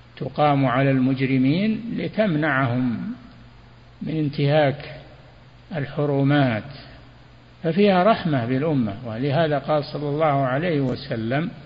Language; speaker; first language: Arabic; native; Arabic